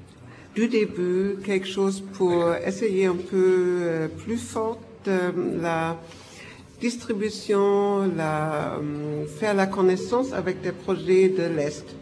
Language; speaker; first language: French; non-native, fluent; German